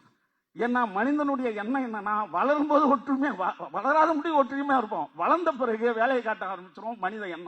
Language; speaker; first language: Tamil; native; Tamil